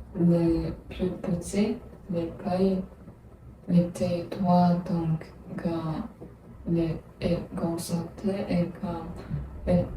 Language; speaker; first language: French; non-native, learner; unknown